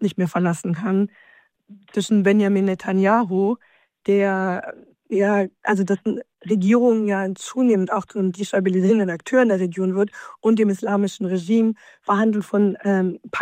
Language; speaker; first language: German; native; German